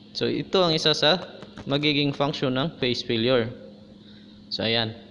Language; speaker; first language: Filipino; non-native, local second language; Cebuano